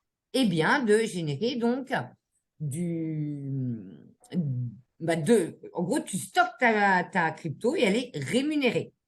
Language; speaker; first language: French; native; French